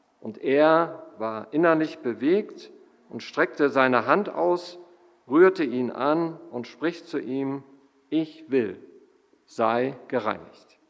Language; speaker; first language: German; native; German